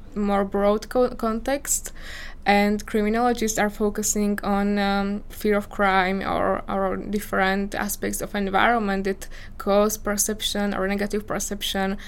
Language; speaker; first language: English; non-native, fluent; Slovak